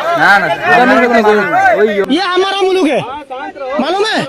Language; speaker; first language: Hindi; non-native, learner; Bangla